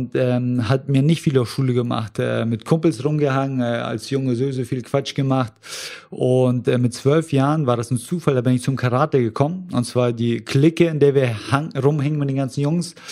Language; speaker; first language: German; early bilingual, other home language; Russian